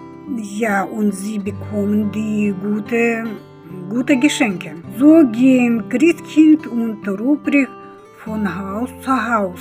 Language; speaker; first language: German; early bilingual, heritage; German